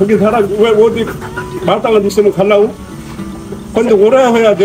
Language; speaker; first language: Korean; native; Korean